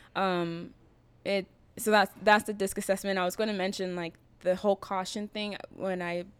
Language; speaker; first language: English; native; English